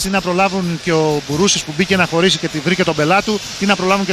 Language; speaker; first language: Greek; native; Greek